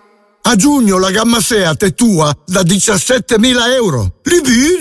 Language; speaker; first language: Italian; native; Italian